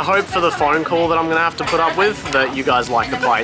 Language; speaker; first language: English; native; English